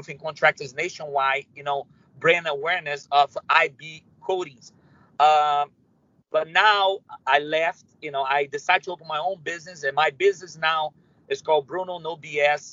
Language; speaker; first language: English; non-native, fluent; Spanish